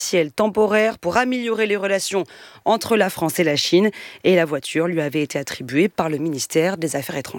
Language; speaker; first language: French; native; French